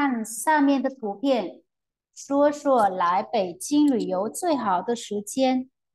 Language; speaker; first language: Chinese; non-native, fluent; Vietnamese